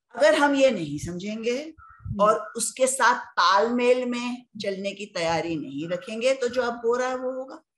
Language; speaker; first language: Hindi; native; Hindi